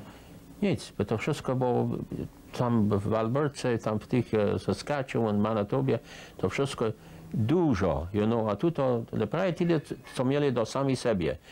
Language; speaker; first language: Polish; early bilingual, heritage; Polish